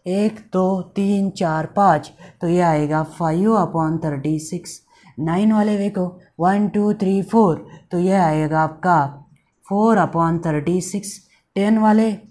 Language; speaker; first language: Hindi; non-native, local second language; Marathi